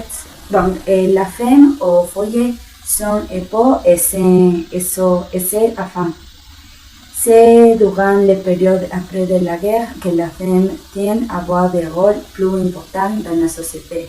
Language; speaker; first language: French; non-native, learner; Spanish